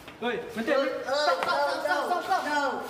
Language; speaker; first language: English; non-native, learner; Malay